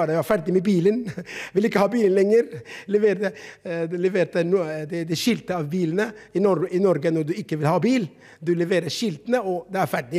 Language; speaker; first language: Norwegian; non-native, fluent; Arabic